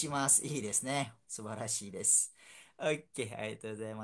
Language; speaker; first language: Japanese; non-native, fluent; Malay